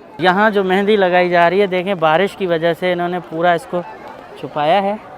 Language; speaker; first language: Urdu; non-native, local second language; Sindhi